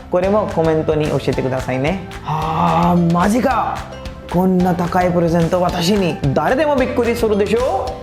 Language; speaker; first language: Japanese; non-native, learner; Hindi